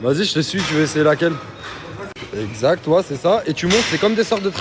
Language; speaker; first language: French; native; French